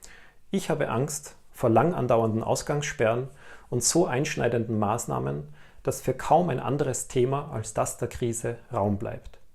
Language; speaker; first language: German; native; German